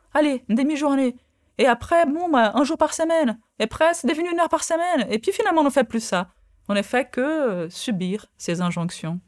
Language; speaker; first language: French; non-native, fluent; Portuguese